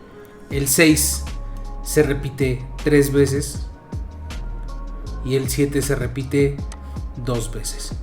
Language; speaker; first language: Spanish; native; Spanish